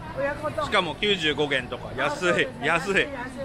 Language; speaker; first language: Japanese; native; Japanese